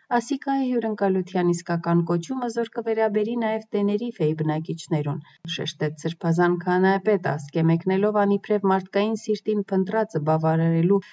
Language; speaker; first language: Armenian; early bilingual, heritage; Armenian